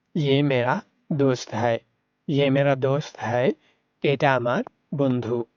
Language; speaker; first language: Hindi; non-native, learner; Bangla